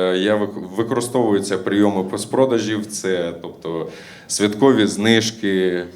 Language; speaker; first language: Ukrainian; native; Ukrainian